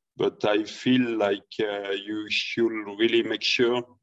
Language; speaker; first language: English; non-native, fluent; French